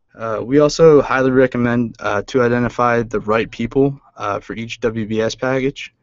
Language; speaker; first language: English; native; English